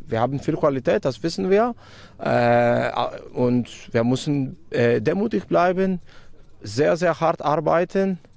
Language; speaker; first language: German; non-native, fluent; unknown